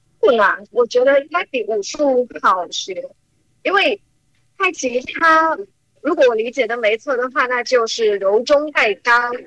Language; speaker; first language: Chinese; early bilingual, heritage; Chinese